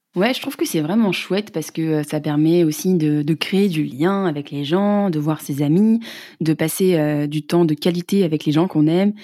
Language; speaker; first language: French; native; French